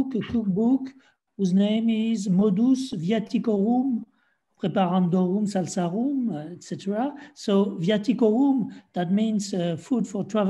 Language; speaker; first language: English; non-native, fluent; French